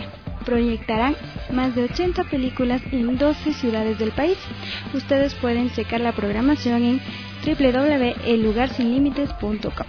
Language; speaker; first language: Spanish; native; Spanish